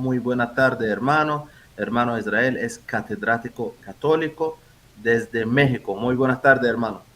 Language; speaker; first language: Spanish; non-native, fluent; Arabic